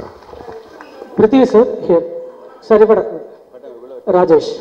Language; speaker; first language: Tamil; native; Tamil